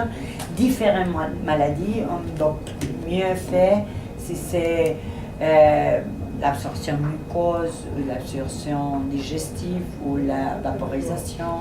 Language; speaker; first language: French; non-native, fluent; Spanish